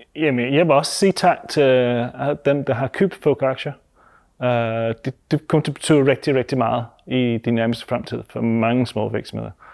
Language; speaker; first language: Danish; non-native, fluent; English